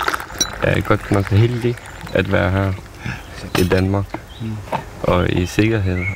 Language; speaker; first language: Danish; non-native, fluent; Ukrainian